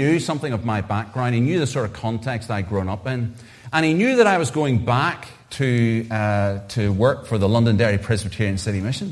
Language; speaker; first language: English; native; English